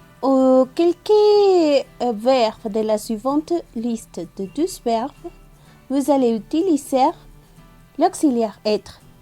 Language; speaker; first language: French; non-native, learner; Spanish